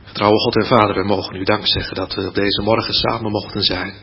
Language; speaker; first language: Dutch; native; Dutch